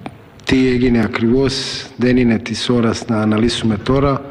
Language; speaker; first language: Greek; non-native, fluent; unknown